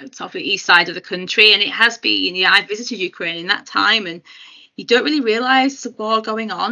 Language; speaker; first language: English; native; English